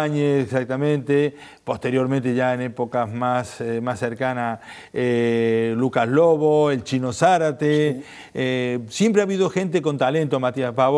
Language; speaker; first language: Spanish; native; Spanish